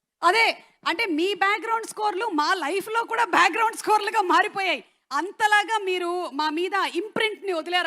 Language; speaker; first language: Telugu; native; Telugu